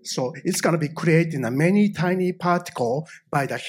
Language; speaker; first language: English; non-native, fluent; Japanese